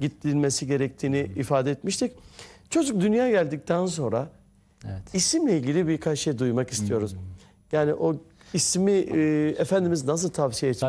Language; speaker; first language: Turkish; native; Turkish